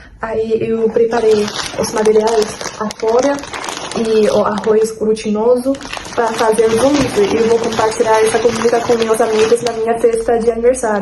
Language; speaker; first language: Portuguese; non-native, fluent; Chinese